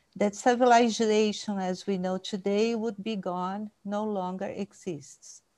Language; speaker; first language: English; non-native, fluent; Portuguese